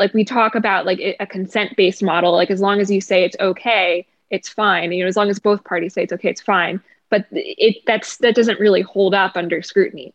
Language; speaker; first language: English; native; English